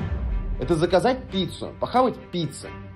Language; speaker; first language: Russian; native; Russian